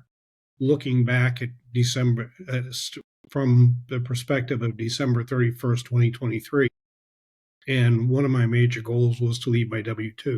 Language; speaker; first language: English; native; English